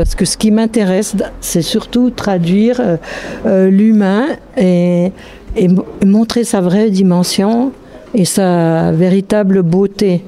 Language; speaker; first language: French; native; French